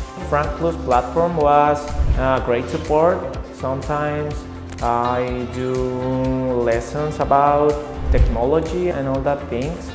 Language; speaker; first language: English; non-native, learner; Spanish